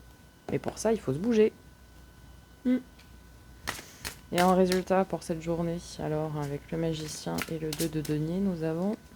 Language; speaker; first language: French; native; French